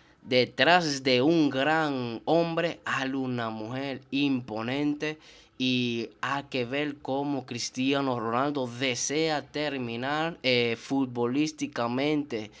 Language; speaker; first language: Spanish; native; Spanish